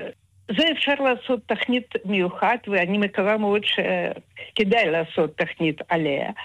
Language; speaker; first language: Hebrew; non-native, fluent; Russian